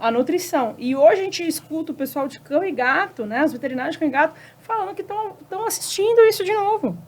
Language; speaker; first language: Portuguese; native; Portuguese